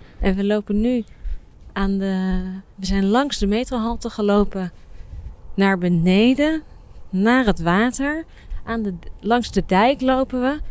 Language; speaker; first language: Dutch; native; Dutch